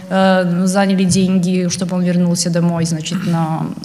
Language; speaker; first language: Russian; non-native, fluent; Serbian